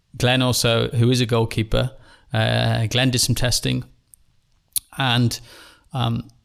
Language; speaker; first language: English; native; English